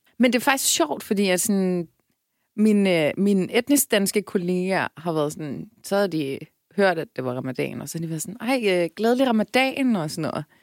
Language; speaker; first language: Danish; early bilingual, other home language; Turkish